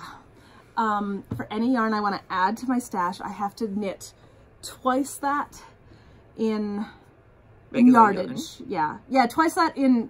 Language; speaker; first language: English; native; English